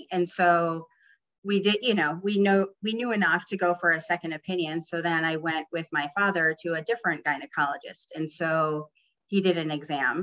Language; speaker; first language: English; native; English